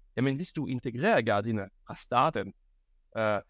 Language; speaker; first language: Danish; non-native, fluent; French